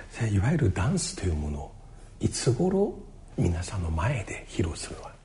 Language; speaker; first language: Japanese; non-native, fluent; Chinese